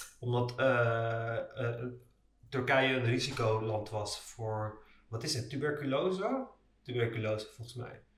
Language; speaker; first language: Dutch; native; Dutch